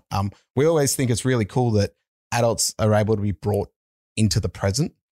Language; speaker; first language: English; native; English